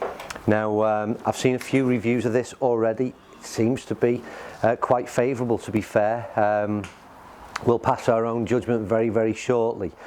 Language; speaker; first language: English; native; English